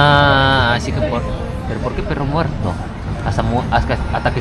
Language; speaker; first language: Spanish; non-native, fluent; Indonesian